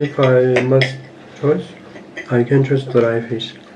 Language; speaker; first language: English; non-native, learner; Turkish